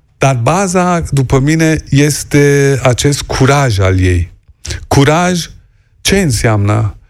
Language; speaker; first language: Romanian; non-native, fluent; Persian